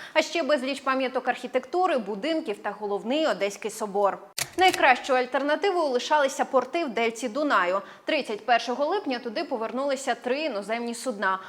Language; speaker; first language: Ukrainian; native; Ukrainian